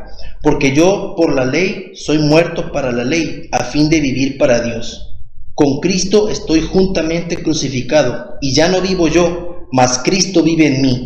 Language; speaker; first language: Spanish; native; Spanish